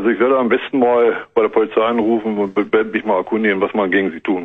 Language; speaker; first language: German; native; German